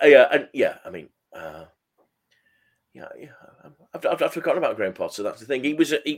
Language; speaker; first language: English; native; English